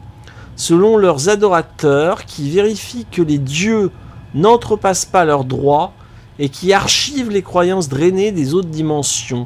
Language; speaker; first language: French; native; French